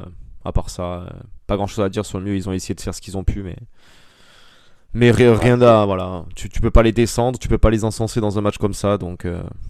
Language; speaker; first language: French; native; French